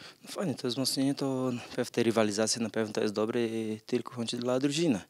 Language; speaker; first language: Polish; non-native, learner; Portuguese